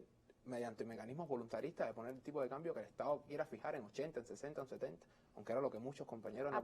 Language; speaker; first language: Spanish; native; Spanish